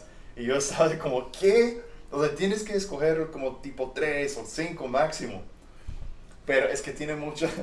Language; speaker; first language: Spanish; non-native, fluent; English